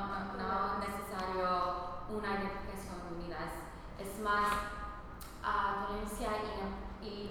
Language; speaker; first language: Spanish; non-native, learner; English